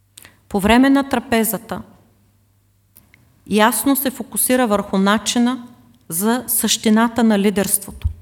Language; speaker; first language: Bulgarian; native; Bulgarian